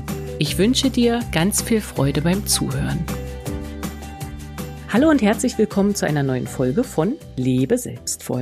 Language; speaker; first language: German; native; German